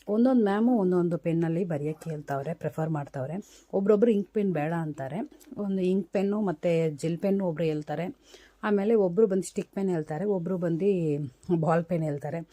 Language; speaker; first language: Kannada; non-native, local second language; Tamil